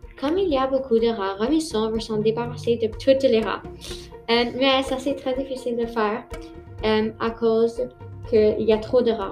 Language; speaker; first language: French; non-native, local second language; English